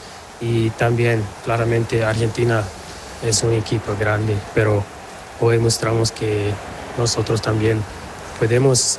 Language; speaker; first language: Spanish; non-native, local second language; Portuguese